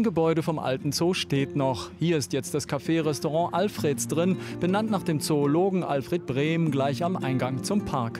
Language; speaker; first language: German; native; German